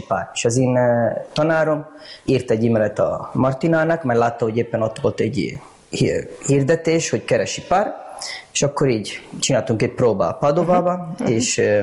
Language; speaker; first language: Hungarian; non-native, learner; Italian